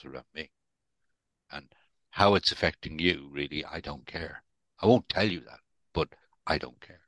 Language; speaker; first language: English; native; English